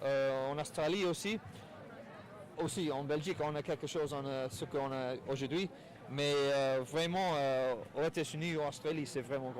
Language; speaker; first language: French; non-native, fluent; English